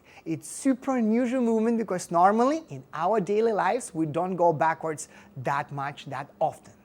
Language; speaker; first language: English; non-native, fluent; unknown